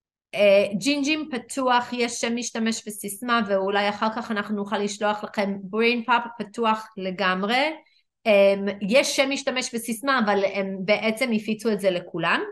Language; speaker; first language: Hebrew; non-native, fluent; English